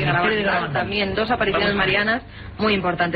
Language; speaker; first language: Spanish; native; Spanish